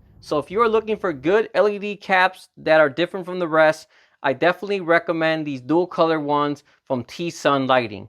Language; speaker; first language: English; native; English